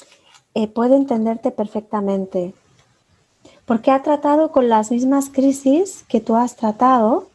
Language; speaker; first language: Spanish; native; Spanish